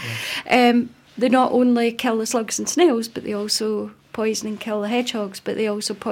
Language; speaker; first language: English; native; English